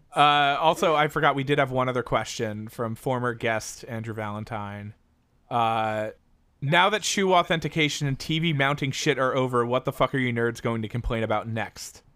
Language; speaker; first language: English; native; English